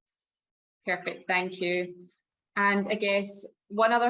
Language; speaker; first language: English; native; English